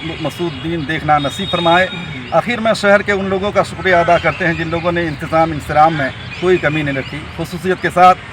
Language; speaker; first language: Urdu; non-native, local second language; Gujarati